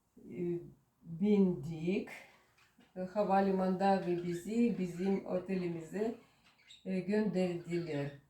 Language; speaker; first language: Turkish; non-native, learner; Russian